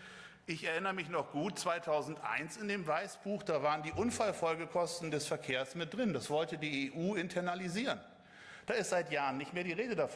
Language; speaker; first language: German; native; German